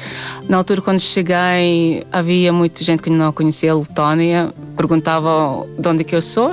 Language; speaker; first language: Portuguese; non-native, fluent; Latvian